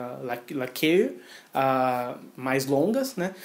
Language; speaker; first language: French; non-native, fluent; Portuguese